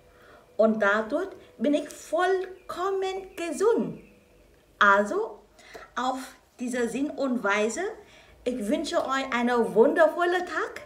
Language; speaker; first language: German; non-native, learner; Vietnamese